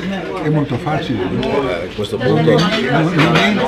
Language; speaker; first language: Italian; non-native, local second language; Slovenian